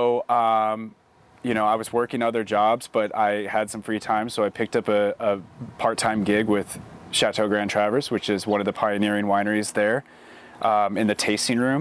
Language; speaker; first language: English; native; English